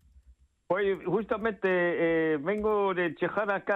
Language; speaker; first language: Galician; non-native, learner; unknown